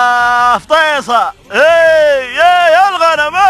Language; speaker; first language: Arabic; native; Arabic